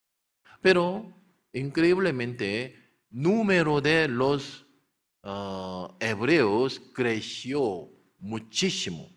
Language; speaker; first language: Spanish; non-native, learner; Korean